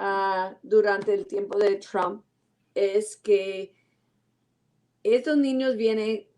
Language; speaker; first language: Spanish; non-native, learner; English